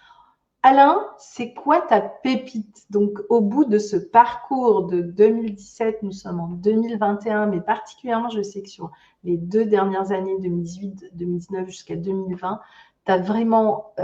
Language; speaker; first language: French; native; French